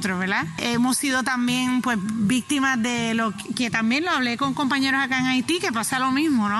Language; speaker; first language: Spanish; native; Spanish